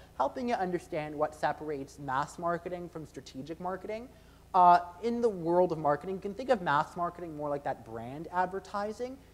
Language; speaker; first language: English; native; English